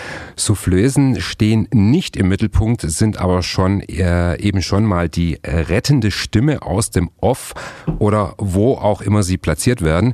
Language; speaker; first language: German; native; German